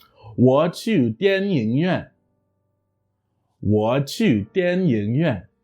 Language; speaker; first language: Chinese; non-native, fluent; English